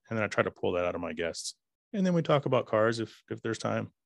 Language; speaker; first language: English; native; English